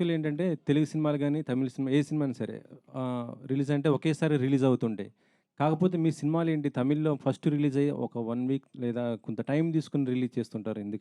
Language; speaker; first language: Telugu; native; Telugu